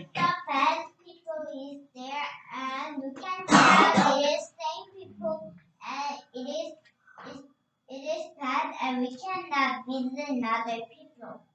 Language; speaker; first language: English; non-native, learner; Korean